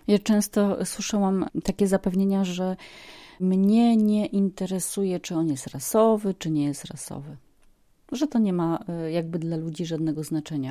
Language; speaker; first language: Polish; native; Polish